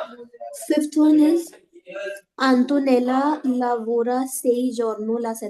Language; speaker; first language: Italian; non-native, learner; Hindi